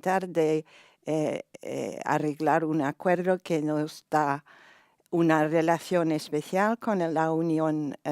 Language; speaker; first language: Spanish; non-native, fluent; English